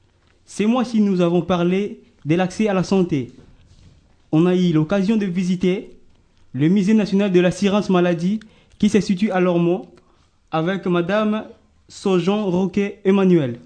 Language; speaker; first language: French; native; French